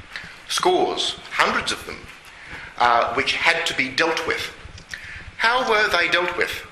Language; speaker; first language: English; native; English